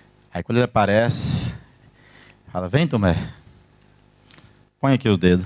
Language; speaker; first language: Portuguese; native; Portuguese